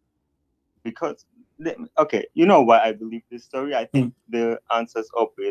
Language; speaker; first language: English; non-native, fluent; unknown